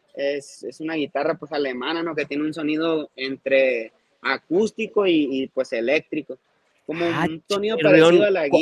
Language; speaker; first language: Spanish; non-native, local second language; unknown